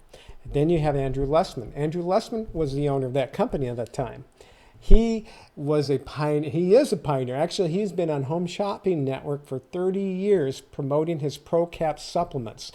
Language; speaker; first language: English; native; English